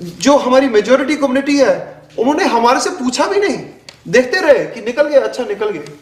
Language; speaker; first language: Hindi; non-native, local second language; Kashmiri